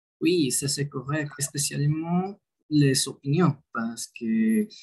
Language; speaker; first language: French; non-native, learner; Spanish